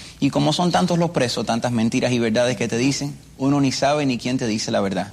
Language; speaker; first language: Spanish; early bilingual, other home language; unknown